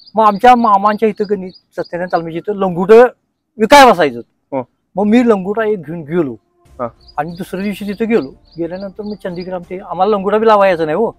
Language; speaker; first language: Marathi; native; Marathi